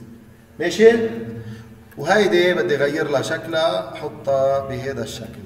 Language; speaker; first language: Arabic; native; Arabic